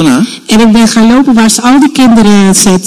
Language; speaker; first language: Dutch; non-native, local second language; Papiamento